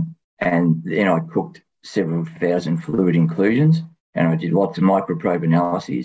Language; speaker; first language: English; native; English